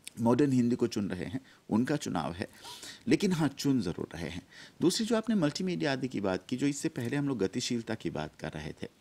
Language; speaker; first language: Hindi; early bilingual, heritage; Hindi